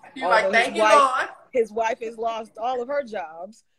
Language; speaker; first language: English; native; English